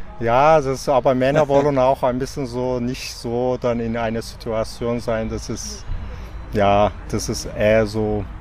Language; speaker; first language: German; non-native, learner; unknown